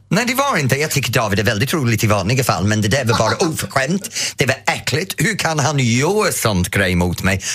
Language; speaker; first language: Swedish; non-native, fluent; English